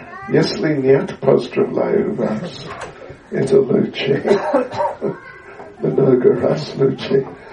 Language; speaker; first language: Russian; non-native, learner; English